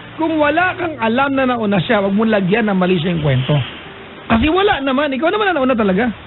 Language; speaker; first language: Filipino; non-native, local second language; Iloko